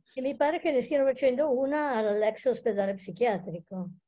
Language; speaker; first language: Italian; native; Italian